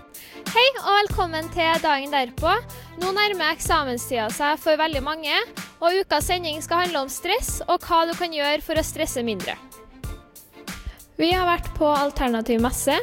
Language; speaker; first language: Norwegian; native; Norwegian